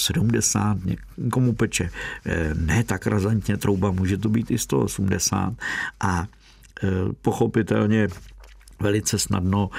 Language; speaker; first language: Czech; native; Czech